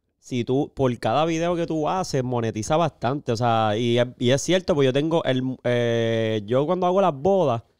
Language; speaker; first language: Spanish; native; Spanish